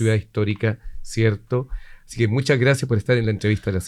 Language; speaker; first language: Spanish; native; Spanish